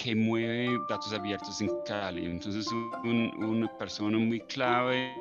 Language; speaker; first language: Spanish; non-native, fluent; English